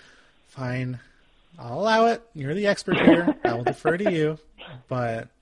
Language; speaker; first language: English; native; English